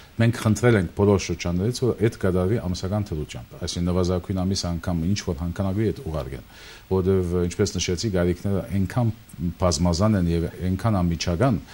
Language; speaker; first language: Armenian; early bilingual, heritage; Armenian